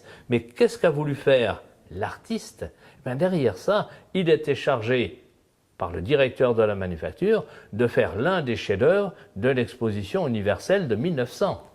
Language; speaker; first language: French; native; French